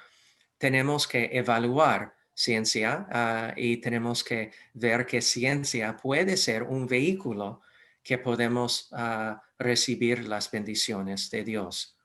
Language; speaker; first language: Spanish; non-native, fluent; English